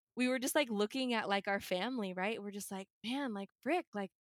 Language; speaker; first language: English; native; English